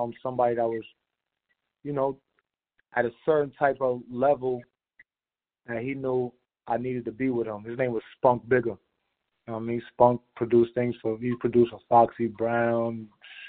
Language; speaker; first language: English; native; English